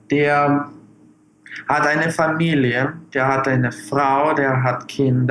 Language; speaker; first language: German; non-native, fluent; Russian